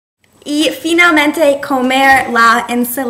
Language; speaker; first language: Spanish; non-native, learner; English